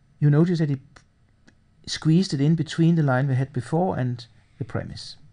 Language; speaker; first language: English; non-native, fluent; Danish